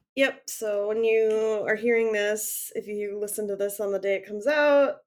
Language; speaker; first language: English; native; English